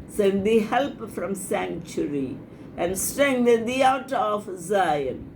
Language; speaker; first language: English; non-native, local second language; Telugu